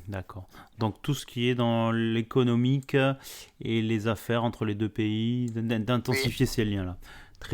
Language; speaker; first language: French; native; French